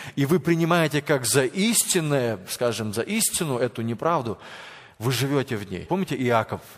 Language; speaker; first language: Russian; native; Russian